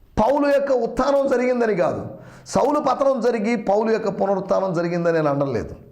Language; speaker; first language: Telugu; non-native, local second language; Malayalam